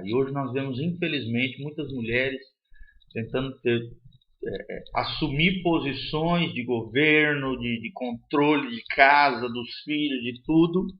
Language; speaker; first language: Portuguese; native; Portuguese